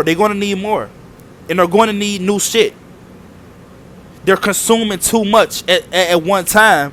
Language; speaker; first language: English; native; English